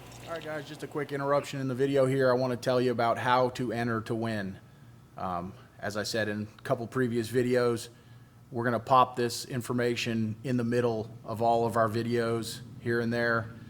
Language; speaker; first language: English; native; English